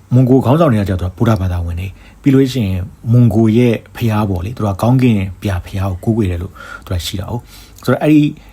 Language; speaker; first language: Burmese; native; Burmese